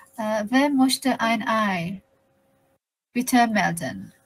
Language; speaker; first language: German; non-native, learner; Persian